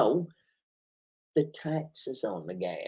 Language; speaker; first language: English; native; English